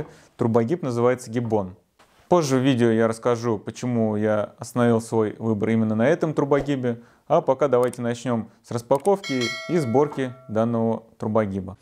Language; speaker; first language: Russian; native; Russian